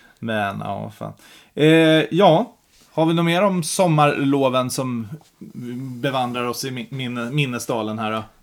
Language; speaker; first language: Swedish; native; Swedish